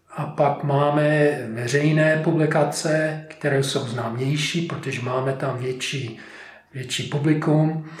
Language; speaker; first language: Czech; non-native, fluent; English